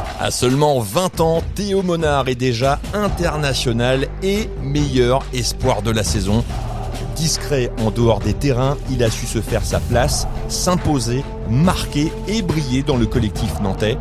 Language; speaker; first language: French; native; French